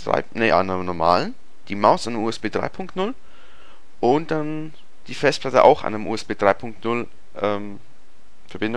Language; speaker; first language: German; native; German